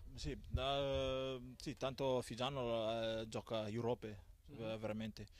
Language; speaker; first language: Italian; non-native, learner; Fijian